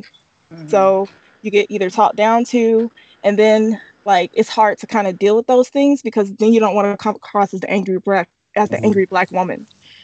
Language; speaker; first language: English; native; English